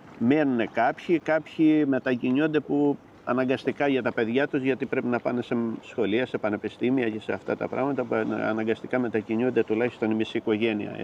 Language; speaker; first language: Greek; native; Greek